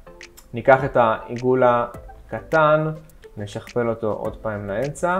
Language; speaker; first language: Hebrew; native; Hebrew